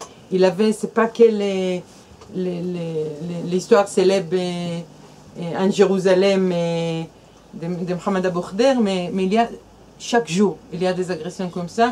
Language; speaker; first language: French; non-native, fluent; Hebrew